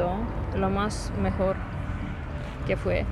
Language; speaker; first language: Spanish; non-native, learner; Ukrainian